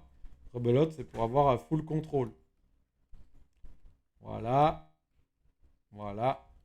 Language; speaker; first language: French; native; French